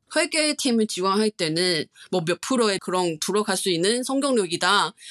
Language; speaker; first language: Korean; non-native, fluent; Chinese